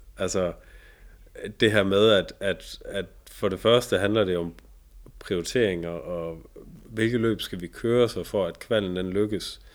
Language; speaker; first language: Danish; native; Danish